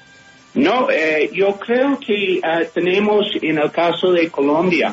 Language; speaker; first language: Spanish; non-native, fluent; English